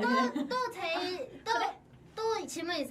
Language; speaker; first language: Korean; non-native, fluent; Thai